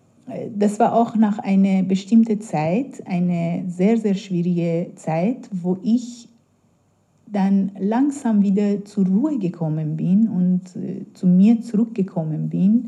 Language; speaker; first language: German; non-native, fluent; Persian